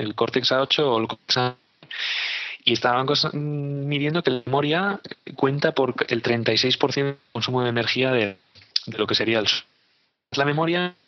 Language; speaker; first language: Spanish; native; Spanish